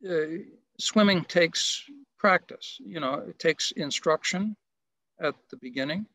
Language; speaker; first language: English; native; English